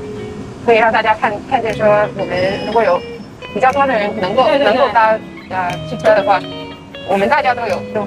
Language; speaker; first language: Chinese; early bilingual, heritage; Chinese